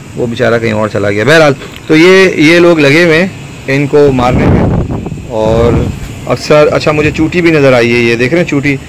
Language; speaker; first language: Urdu; native; Urdu